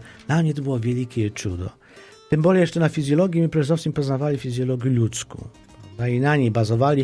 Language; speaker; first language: Polish; non-native, fluent; Ukrainian